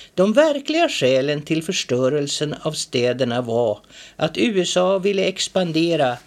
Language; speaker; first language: Swedish; native; Swedish